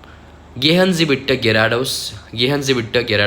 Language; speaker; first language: German; non-native, learner; Hindi